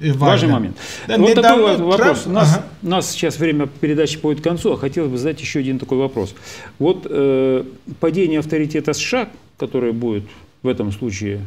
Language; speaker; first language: Russian; native; Russian